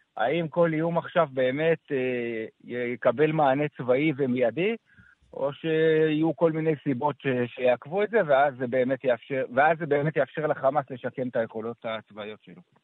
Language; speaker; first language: Hebrew; native; Hebrew